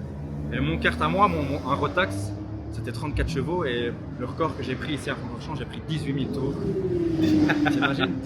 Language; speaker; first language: French; native; French